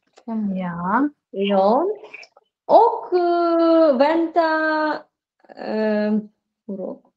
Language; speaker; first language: Swedish; non-native, learner; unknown